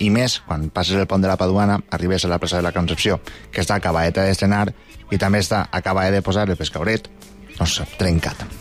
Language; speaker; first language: Catalan; native; Catalan